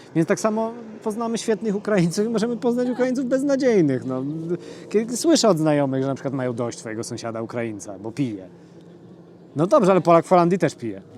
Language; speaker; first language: Polish; native; Polish